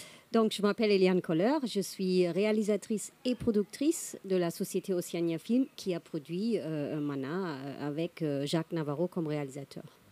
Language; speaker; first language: French; non-native, fluent; German